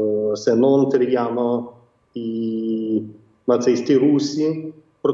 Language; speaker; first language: Italian; non-native, fluent; Ukrainian